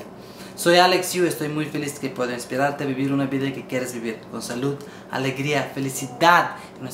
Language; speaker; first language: Spanish; non-native, learner; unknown